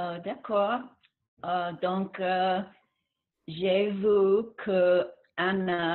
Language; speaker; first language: French; non-native, learner; English